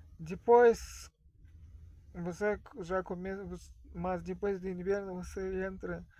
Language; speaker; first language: Portuguese; non-native, fluent; Russian